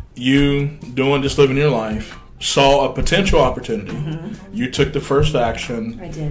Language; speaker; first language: English; native; English